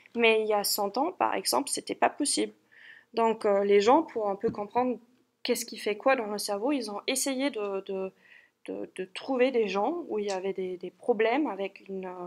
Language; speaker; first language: French; non-native, fluent; German